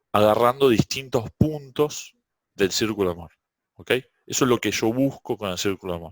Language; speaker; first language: Spanish; native; Spanish